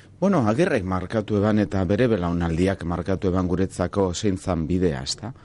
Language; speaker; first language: Basque; non-native, local second language; Spanish